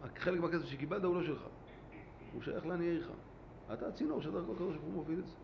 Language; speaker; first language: Hebrew; native; Hebrew